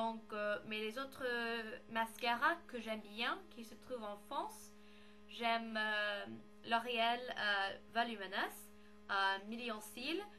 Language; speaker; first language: French; non-native, learner; English